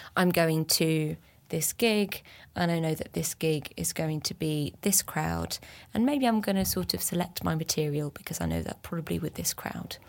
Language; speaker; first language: English; early bilingual, other home language; French